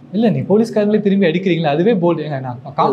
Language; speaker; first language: Tamil; native; Tamil